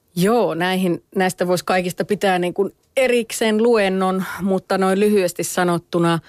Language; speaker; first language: Finnish; native; Finnish